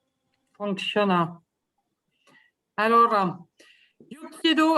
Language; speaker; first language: Italian; non-native, fluent; French